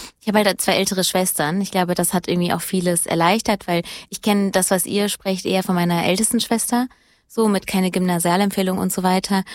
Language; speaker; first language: German; early bilingual, other home language; Italian